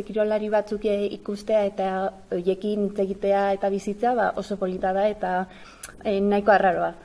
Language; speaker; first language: Basque; non-native, local second language; Spanish